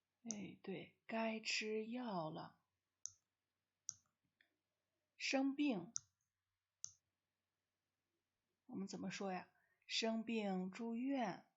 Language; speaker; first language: Chinese; non-native, fluent; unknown